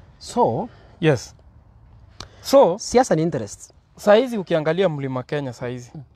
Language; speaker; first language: Swahili; non-native, local second language; Gusii